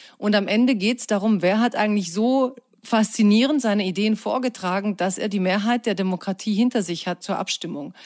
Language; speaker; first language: German; early bilingual, other home language; Croatian